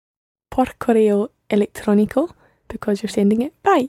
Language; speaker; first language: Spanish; non-native, learner; English